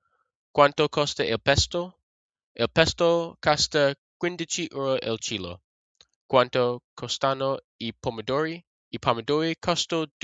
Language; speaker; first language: Italian; non-native, learner; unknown